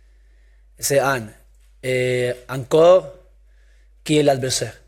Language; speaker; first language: French; non-native, learner; Spanish